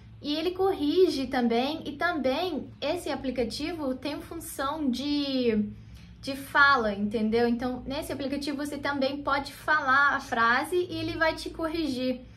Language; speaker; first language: Portuguese; non-native, fluent; English